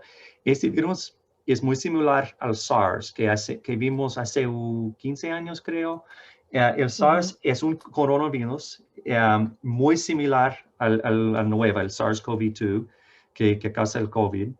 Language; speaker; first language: Spanish; non-native, fluent; English